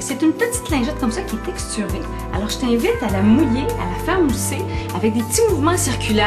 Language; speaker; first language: French; native; French